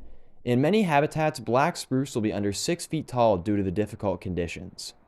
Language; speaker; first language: English; native; English